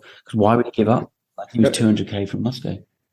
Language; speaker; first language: English; native; English